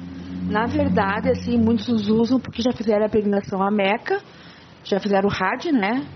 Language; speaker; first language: Portuguese; early bilingual, heritage; Portuguese